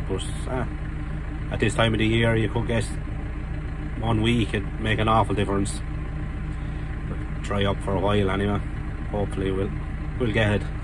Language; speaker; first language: English; native; English